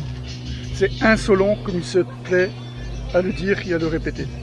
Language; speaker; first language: French; native; French